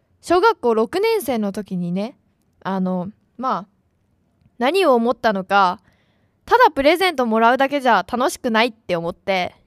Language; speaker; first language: Japanese; native; Japanese